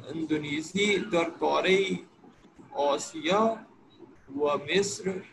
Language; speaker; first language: Persian; non-native, learner; Urdu